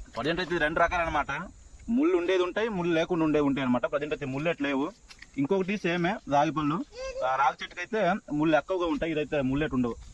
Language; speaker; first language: Telugu; non-native, local second language; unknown